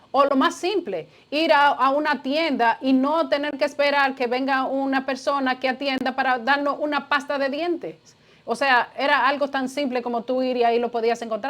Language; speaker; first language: Spanish; native; Spanish